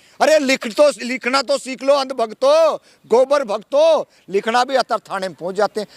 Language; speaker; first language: Hindi; native; Hindi